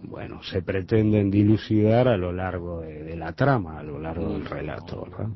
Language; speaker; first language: Spanish; native; Spanish